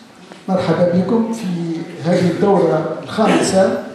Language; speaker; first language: Arabic; native; Arabic